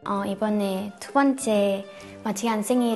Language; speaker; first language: Korean; non-native, learner; Thai